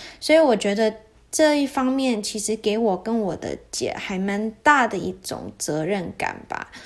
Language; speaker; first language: Chinese; early bilingual, heritage; Chinese